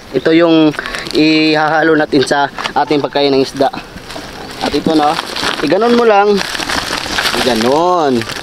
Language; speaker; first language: Filipino; non-native, local second language; Cebuano